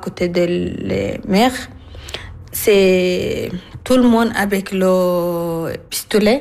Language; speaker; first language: French; non-native, learner; Arabic